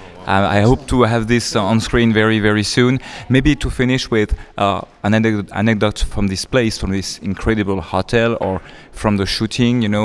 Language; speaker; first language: English; non-native, fluent; French